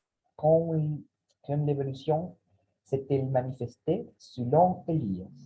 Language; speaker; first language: French; non-native, learner; Spanish